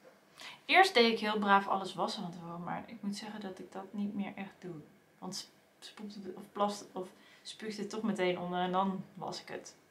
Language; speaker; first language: Dutch; native; Dutch